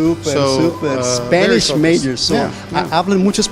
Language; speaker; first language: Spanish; early bilingual, heritage; Spanish